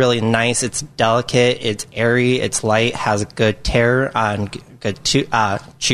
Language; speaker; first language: English; native; English